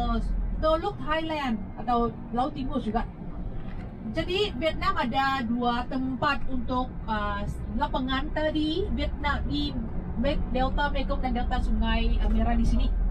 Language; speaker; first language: Indonesian; non-native, fluent; Vietnamese